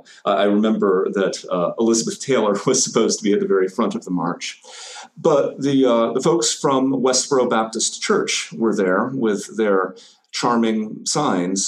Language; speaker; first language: English; native; English